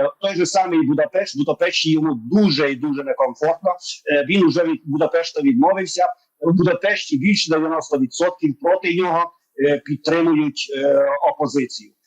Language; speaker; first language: Ukrainian; non-native, local second language; Hungarian